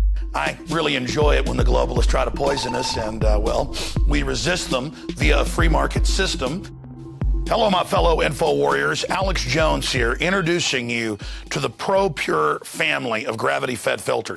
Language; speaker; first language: English; native; English